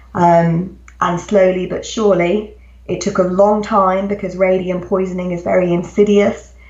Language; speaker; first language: English; native; English